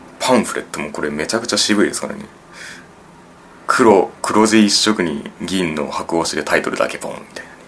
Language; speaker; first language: Japanese; native; Japanese